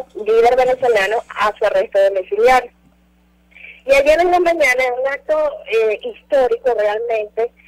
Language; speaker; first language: Spanish; native; Spanish